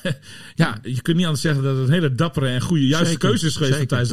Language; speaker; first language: Dutch; native; Dutch